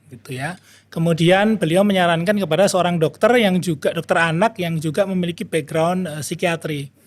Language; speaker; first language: Indonesian; native; Indonesian